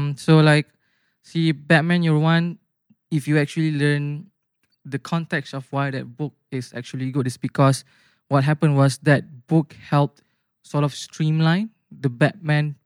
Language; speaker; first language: English; non-native, local second language; Malay